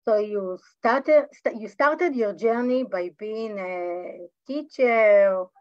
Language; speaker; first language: English; non-native, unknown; Hebrew